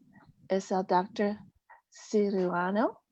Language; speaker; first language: Spanish; non-native, learner; English